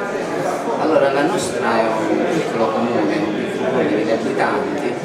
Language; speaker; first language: Italian; native; Italian